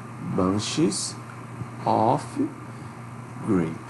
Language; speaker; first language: English; non-native, fluent; Portuguese